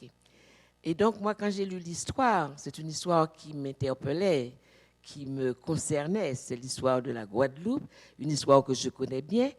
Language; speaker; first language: French; native; French